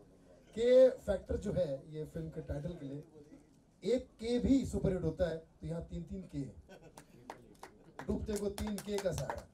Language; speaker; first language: Hindi; native; Hindi